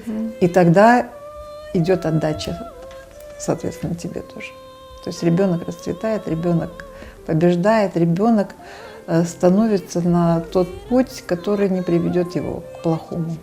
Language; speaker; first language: Russian; native; Russian